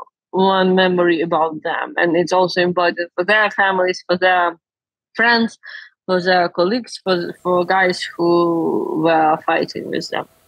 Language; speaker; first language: English; non-native, learner; Ukrainian